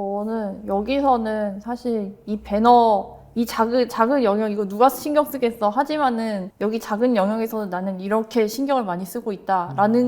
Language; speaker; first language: Korean; native; Korean